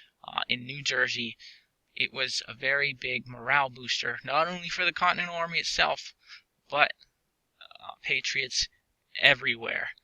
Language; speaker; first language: English; native; English